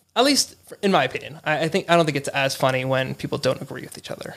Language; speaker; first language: English; native; English